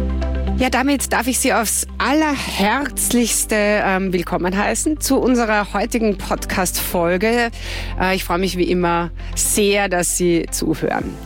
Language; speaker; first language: German; native; German